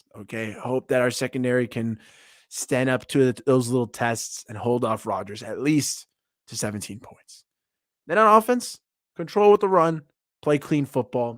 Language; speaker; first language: English; native; English